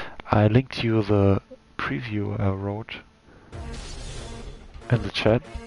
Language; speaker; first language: English; non-native, fluent; German